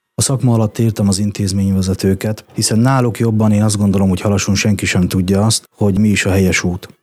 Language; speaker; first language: Hungarian; native; Hungarian